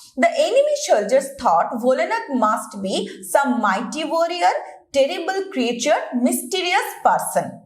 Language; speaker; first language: English; non-native, local second language; Bangla